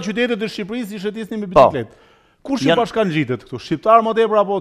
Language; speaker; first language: Albanian; native; Albanian